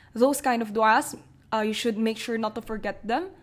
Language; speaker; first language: English; non-native, local second language; Filipino